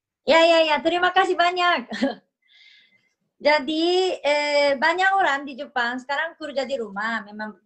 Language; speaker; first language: Indonesian; non-native, fluent; Japanese